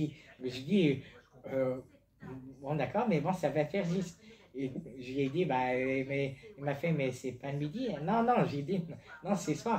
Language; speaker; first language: French; native; French